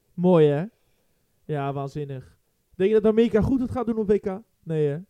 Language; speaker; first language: Dutch; native; Dutch